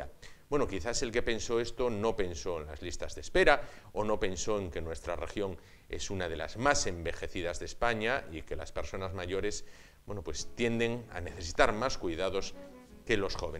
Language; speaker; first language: Spanish; native; Spanish